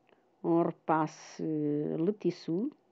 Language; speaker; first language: French; non-native, fluent; Portuguese